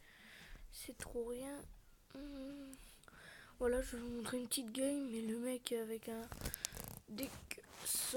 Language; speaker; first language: French; native; French